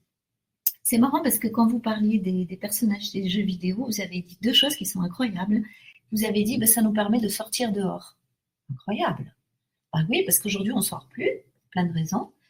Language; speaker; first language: French; native; French